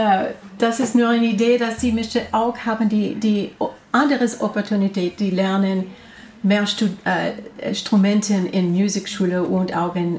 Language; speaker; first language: German; non-native, learner; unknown